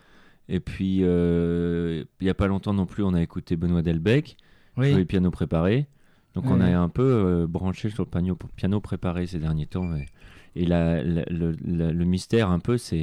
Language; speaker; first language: French; native; French